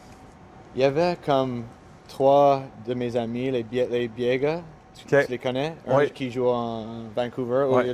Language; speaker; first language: French; non-native, local second language; English